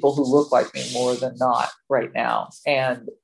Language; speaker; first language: English; native; English